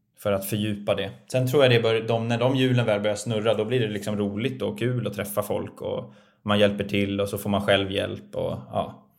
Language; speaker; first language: Swedish; native; Swedish